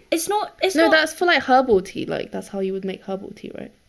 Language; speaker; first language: English; native; English